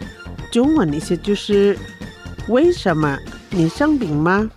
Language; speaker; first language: Chinese; non-native, fluent; Indonesian